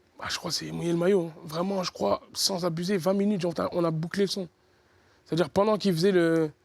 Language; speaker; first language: French; early bilingual, other home language; Lingala